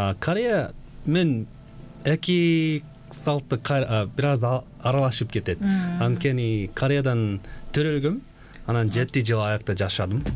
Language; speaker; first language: Kyrgyz; non-native, fluent; Korean